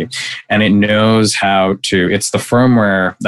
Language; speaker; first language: English; non-native, local second language; Bangla